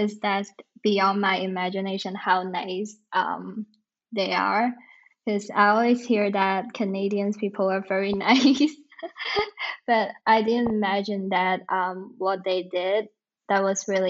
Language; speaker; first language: English; non-native, local second language; Cantonese